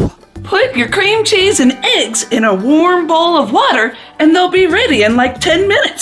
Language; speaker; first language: English; native; English